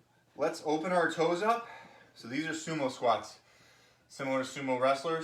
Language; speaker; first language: English; native; English